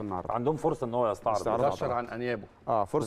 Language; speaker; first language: Arabic; native; Arabic